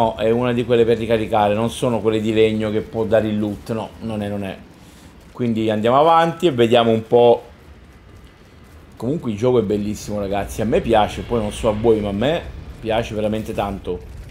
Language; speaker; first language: Italian; native; Italian